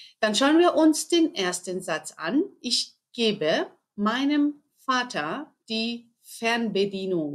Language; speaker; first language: German; non-native, fluent; Spanish